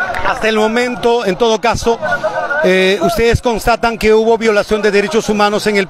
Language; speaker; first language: Spanish; native; Spanish